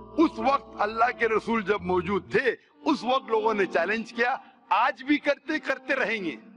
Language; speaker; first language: Hindi; non-native, local second language; Konkani